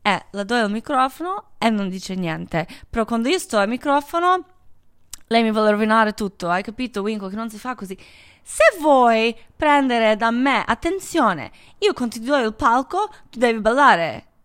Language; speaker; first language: Italian; native; Italian